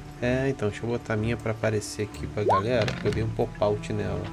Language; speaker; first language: Portuguese; native; Portuguese